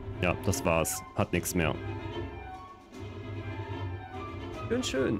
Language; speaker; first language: German; native; German